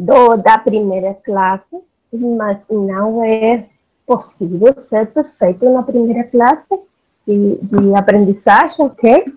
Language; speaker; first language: Portuguese; non-native, learner; Spanish